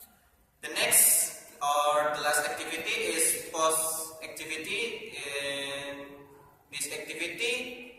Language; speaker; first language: English; non-native, learner; Indonesian